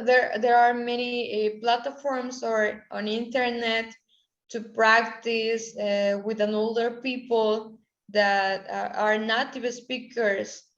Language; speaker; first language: English; non-native, learner; Spanish